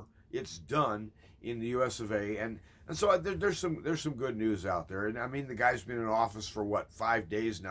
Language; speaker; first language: English; native; English